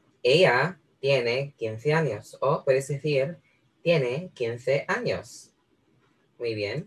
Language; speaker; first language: Spanish; non-native, fluent; Filipino